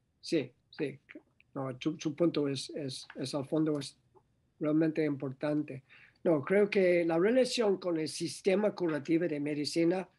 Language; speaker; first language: Spanish; non-native, learner; English